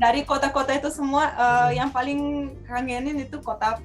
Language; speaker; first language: Indonesian; non-native, fluent; Russian